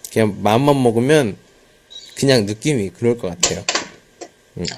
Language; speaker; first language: Korean; native; Korean